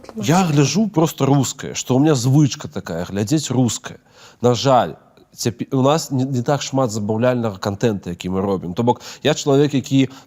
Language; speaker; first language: Belarusian; non-native, local second language; Russian